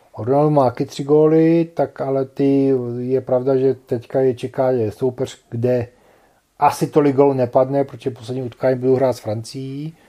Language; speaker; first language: Czech; native; Czech